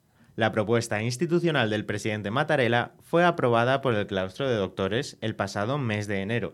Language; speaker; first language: Spanish; native; Spanish